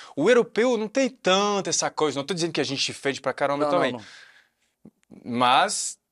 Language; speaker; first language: Portuguese; non-native, fluent; French